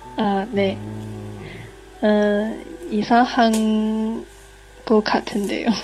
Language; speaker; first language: Korean; non-native, learner; Chinese